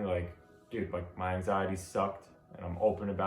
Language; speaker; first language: English; native; English